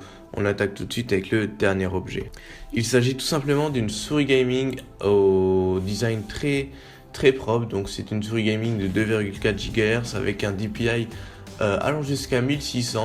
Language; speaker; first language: French; native; French